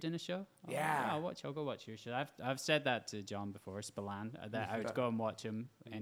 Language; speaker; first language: English; native; English